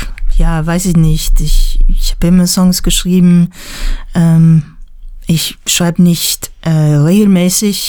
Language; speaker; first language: German; non-native, learner; English